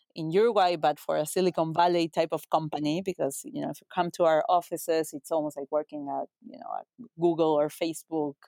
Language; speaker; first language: English; non-native, fluent; Spanish